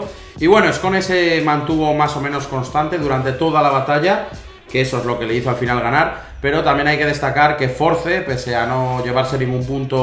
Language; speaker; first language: Spanish; native; Spanish